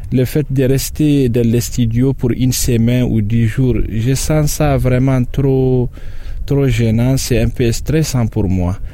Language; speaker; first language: French; non-native, local second language; Tamasheq